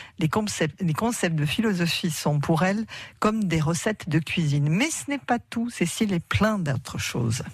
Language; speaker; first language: French; native; French